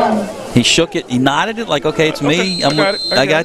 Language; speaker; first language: English; native; English